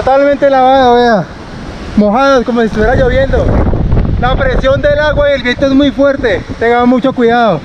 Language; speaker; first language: Spanish; native; Spanish